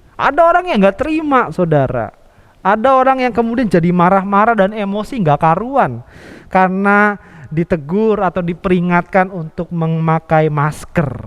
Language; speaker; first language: Indonesian; native; Indonesian